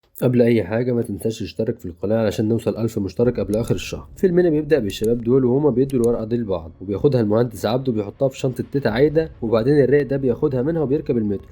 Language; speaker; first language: Arabic; native; Arabic